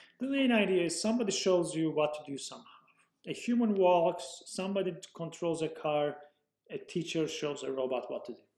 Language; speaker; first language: English; non-native, fluent; Turkish